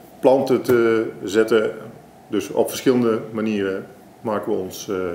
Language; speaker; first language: Dutch; native; Dutch